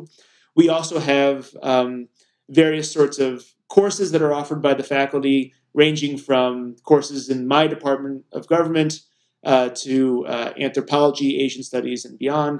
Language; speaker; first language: English; native; English